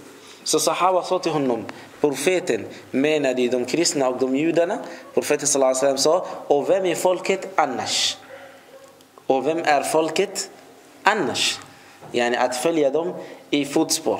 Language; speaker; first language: Swedish; non-native, fluent; Arabic